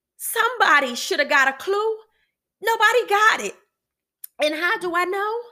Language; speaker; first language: English; native; English